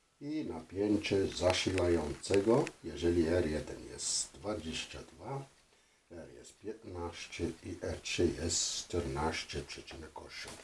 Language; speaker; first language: Polish; non-native, fluent; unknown